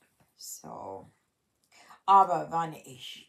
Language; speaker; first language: German; early bilingual, heritage; German